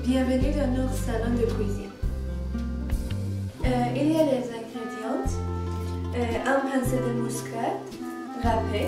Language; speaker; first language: French; non-native, learner; English